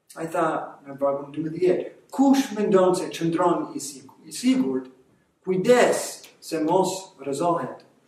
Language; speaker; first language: Albanian; non-native, fluent; English